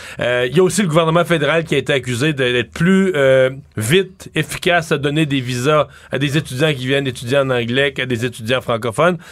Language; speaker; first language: French; native; French